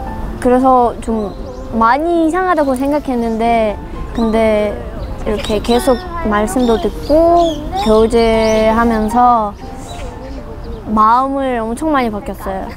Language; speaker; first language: Korean; non-native, fluent; Russian